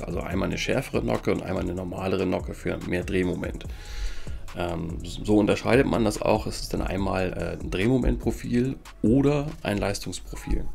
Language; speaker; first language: German; native; German